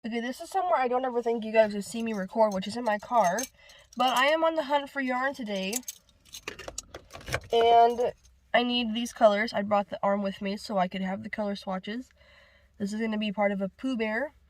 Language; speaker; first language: English; native; English